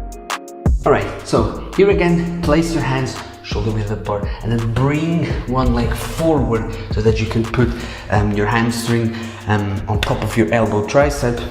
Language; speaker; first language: English; non-native, fluent; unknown